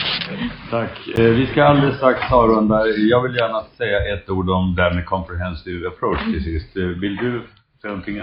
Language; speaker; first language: Swedish; native; Swedish